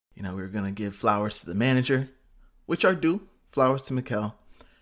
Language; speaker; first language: English; native; English